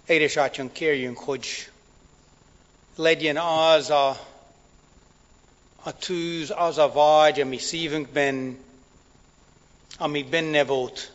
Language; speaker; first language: Hungarian; non-native, fluent; English